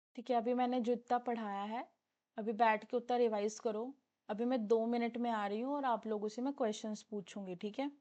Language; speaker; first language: Hindi; non-native, local second language; Punjabi